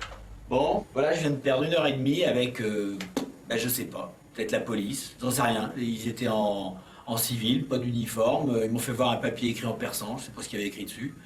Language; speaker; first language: French; native; French